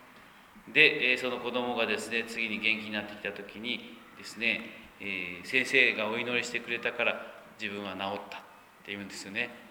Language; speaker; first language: Japanese; native; Japanese